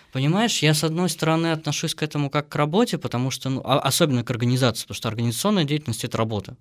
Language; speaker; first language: Russian; native; Russian